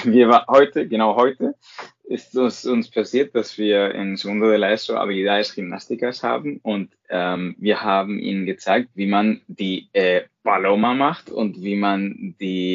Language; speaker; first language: German; non-native, fluent; Spanish